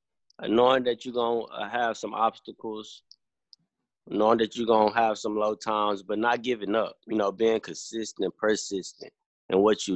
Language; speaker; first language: English; native; English